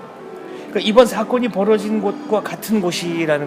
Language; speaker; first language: Korean; native; Korean